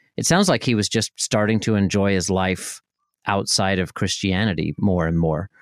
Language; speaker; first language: English; native; English